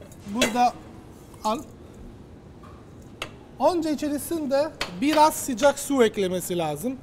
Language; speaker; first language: Turkish; non-native, learner; Italian